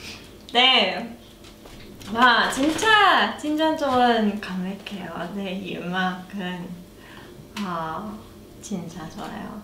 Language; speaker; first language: Korean; non-native, learner; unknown